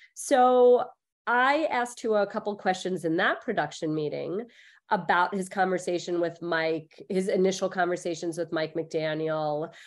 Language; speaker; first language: English; early bilingual, other home language; Hindi